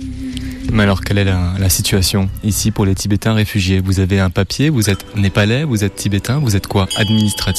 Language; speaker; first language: French; native; French